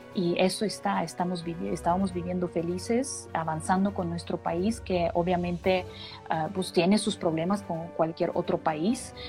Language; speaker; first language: Spanish; non-native, fluent; Russian